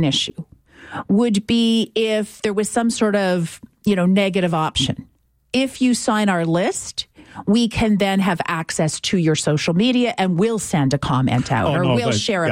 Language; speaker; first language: English; native; English